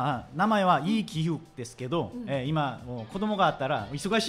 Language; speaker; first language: Japanese; non-native, learner; Korean